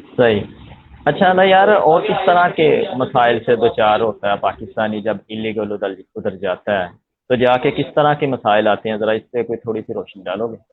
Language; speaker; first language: Urdu; non-native, local second language; Punjabi